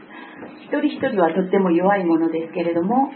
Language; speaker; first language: Japanese; non-native, fluent; Korean